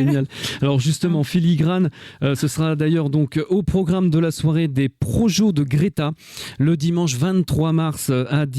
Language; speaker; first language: French; native; French